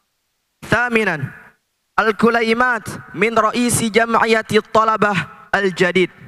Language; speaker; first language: Arabic; non-native, learner; Indonesian